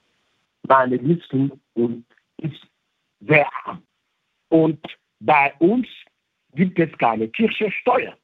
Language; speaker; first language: German; non-native, learner; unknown